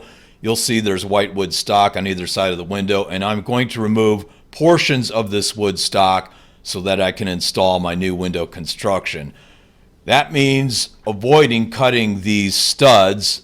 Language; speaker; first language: English; native; English